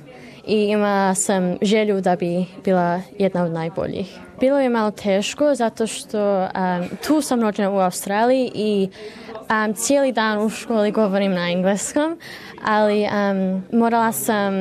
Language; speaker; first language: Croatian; early bilingual, heritage; Croatian